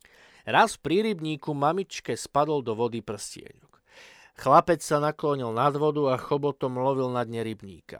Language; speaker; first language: Slovak; native; Slovak